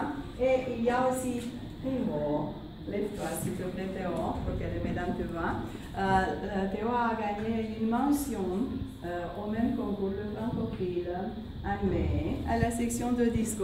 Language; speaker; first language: French; non-native, fluent; Romanian